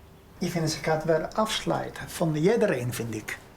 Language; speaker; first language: Dutch; non-native, learner; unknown